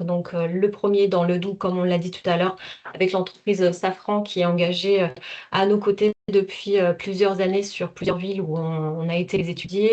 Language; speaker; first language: French; native; French